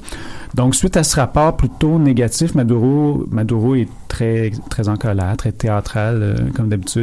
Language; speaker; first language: French; native; French